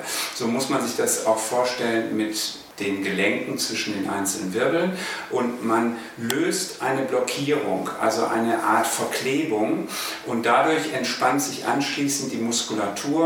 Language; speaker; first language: German; native; German